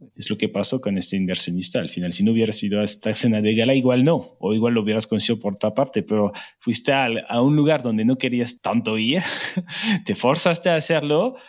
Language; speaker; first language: Spanish; non-native, fluent; French